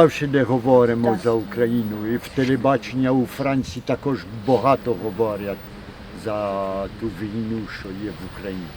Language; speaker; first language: Ukrainian; non-native, learner; French